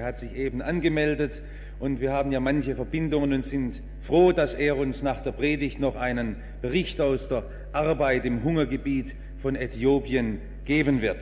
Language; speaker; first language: German; native; German